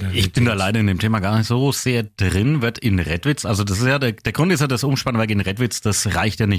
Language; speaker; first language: German; native; German